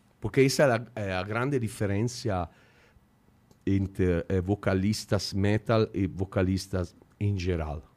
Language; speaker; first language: Portuguese; non-native, fluent; Italian